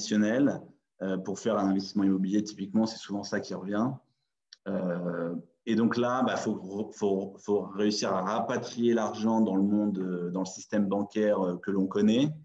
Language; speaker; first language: French; native; French